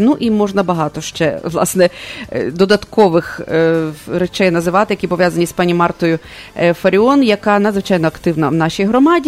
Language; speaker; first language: Ukrainian; native; Ukrainian